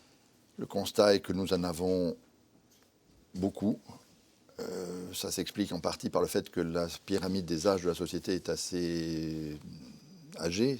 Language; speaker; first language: French; native; French